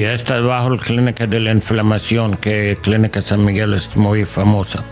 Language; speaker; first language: Spanish; non-native, learner; English